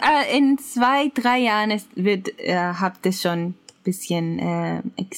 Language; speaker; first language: German; non-native, learner; Japanese